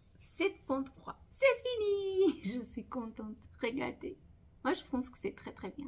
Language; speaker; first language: French; non-native, fluent; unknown